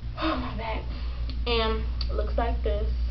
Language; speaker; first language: English; native; English